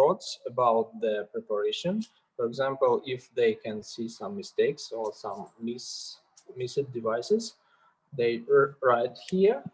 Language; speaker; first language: English; non-native, learner; Russian